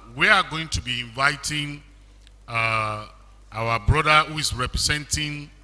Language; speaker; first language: English; non-native, local second language; Yoruba